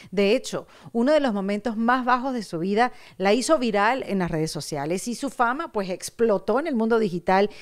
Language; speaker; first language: Spanish; native; Spanish